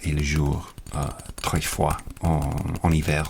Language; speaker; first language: French; non-native, learner; English